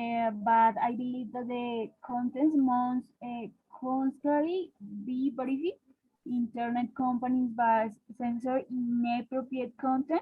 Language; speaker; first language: English; non-native, learner; Spanish